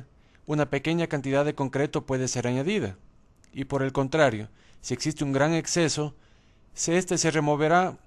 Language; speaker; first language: Spanish; native; Spanish